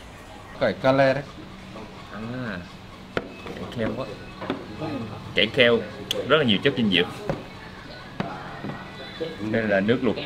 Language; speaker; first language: Vietnamese; native; Vietnamese